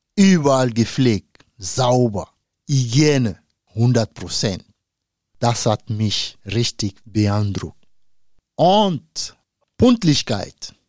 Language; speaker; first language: German; non-native, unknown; Dyula